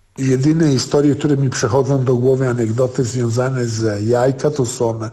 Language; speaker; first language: Polish; non-native, fluent; Italian